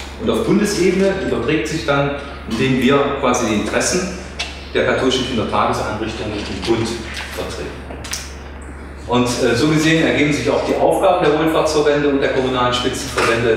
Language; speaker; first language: German; native; German